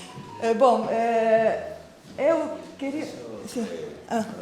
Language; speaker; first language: Portuguese; non-native, fluent; Croatian